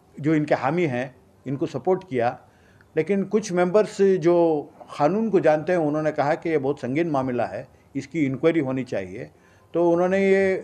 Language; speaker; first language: Hindi; non-native, local second language; Urdu